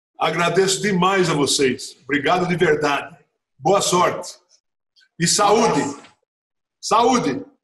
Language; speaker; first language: Portuguese; native; Portuguese